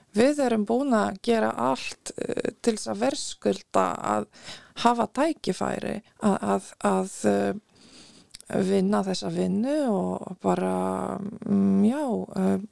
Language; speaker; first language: Icelandic; non-native, fluent; Polish